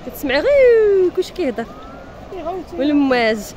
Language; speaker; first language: Arabic; native; Arabic